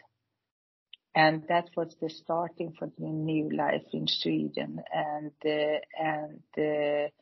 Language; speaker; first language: English; non-native, fluent; Persian